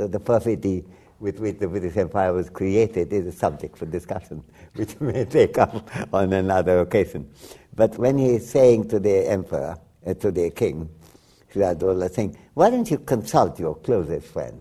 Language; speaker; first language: English; non-native, local second language; Bangla